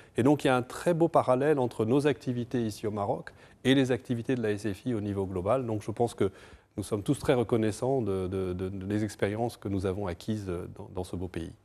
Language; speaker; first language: French; non-native, fluent; Portuguese